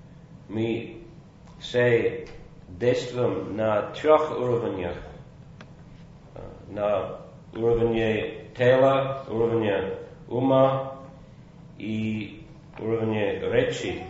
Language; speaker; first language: Russian; non-native, fluent; English